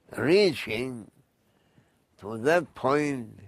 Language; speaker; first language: English; non-native, fluent; Turkish